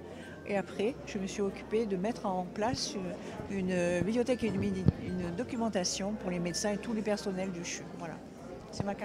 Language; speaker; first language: French; native; French